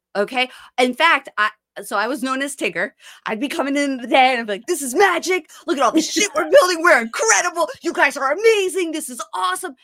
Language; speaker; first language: English; native; English